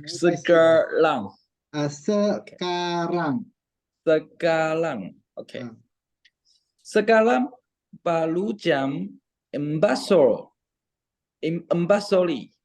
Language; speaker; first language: Indonesian; non-native, learner; Chinese